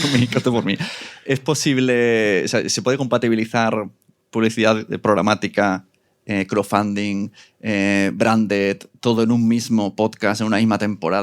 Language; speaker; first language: Spanish; native; Spanish